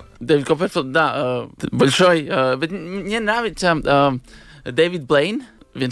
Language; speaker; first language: Russian; non-native, learner; Latvian